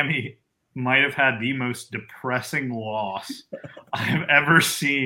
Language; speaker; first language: English; native; English